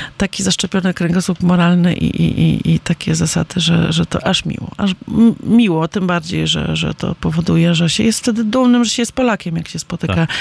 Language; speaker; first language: Polish; native; Polish